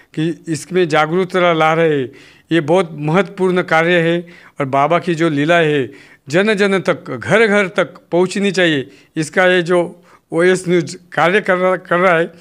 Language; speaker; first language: Hindi; non-native, local second language; Marathi